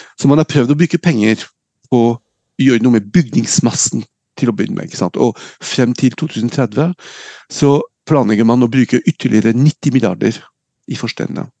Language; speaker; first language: Norwegian; non-native, fluent; French